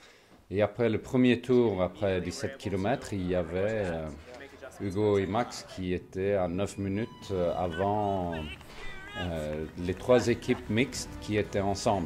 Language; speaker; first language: French; non-native, fluent; Swedish